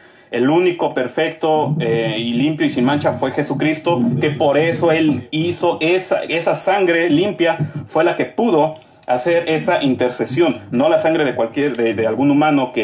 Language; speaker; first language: Spanish; native; Spanish